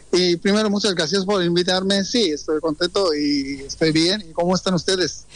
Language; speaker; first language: Spanish; non-native, fluent; Bangla